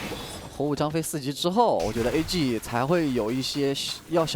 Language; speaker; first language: Chinese; native; Chinese